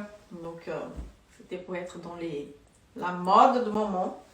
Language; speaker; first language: French; non-native, fluent; Portuguese